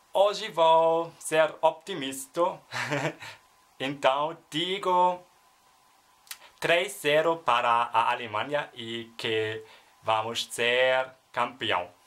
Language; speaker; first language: Portuguese; non-native, learner; German